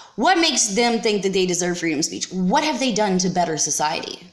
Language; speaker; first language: English; native; English